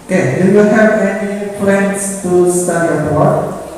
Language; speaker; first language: English; non-native, learner; Indonesian